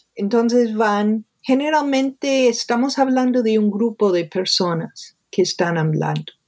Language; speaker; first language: Spanish; non-native, fluent; English